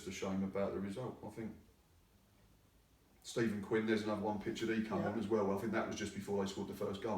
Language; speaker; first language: English; native; English